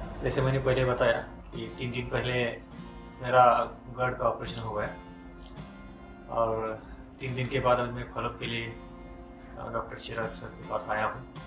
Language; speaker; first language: Hindi; non-native, local second language; Marathi